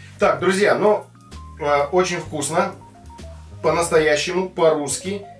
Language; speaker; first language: Russian; native; Russian